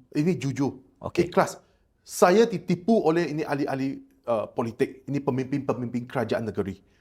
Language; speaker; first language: Malay; non-native, local second language; Chinese